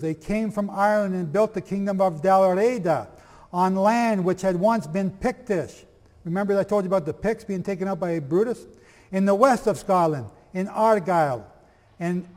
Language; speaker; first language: English; native; English